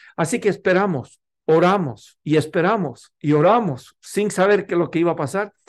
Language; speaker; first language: Spanish; non-native, local second language; English